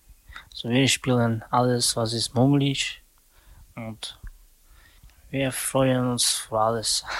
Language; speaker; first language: German; non-native, learner; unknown